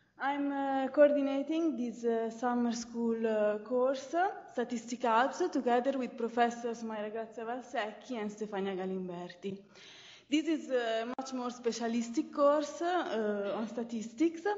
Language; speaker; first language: English; non-native, fluent; Italian